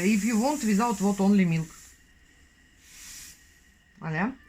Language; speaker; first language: English; non-native, learner; Russian